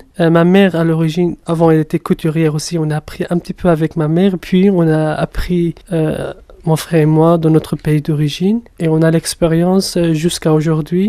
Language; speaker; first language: French; non-native, fluent; Kurdish